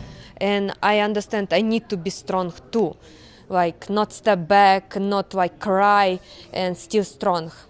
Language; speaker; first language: English; non-native, learner; Ukrainian